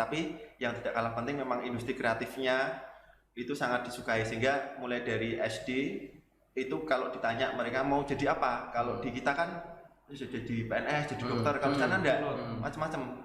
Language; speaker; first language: Indonesian; native; Indonesian